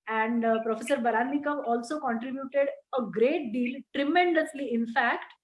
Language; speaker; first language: English; non-native, local second language; Marathi